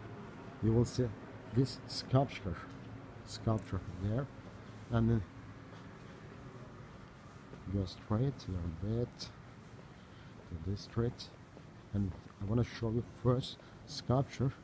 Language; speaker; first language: English; non-native, learner; Turkish